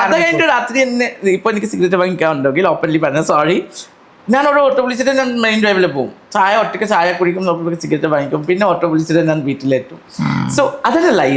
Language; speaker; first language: Malayalam; non-native, fluent; Assamese